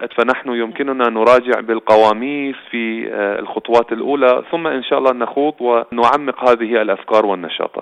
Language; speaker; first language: Arabic; non-native, fluent; Persian